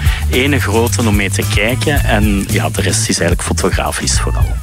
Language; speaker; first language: Dutch; native; Dutch